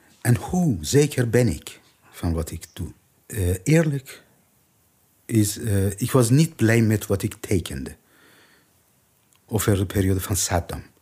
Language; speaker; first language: Dutch; non-native, learner; Persian